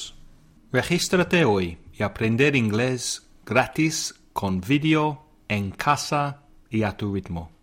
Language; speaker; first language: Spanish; non-native, fluent; English